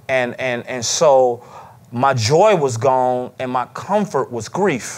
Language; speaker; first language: English; native; English